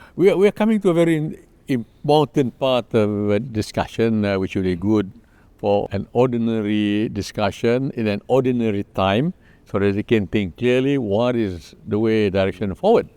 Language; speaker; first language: English; non-native, local second language; Malay